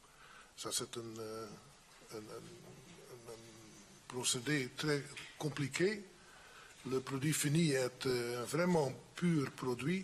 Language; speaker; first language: French; non-native, fluent; Dutch